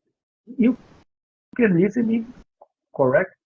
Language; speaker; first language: English; non-native, learner; Portuguese